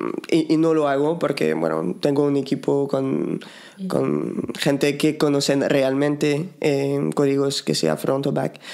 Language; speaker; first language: Spanish; non-native, fluent; French